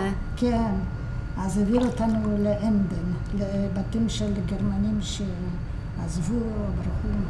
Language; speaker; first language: Hebrew; early bilingual, other home language; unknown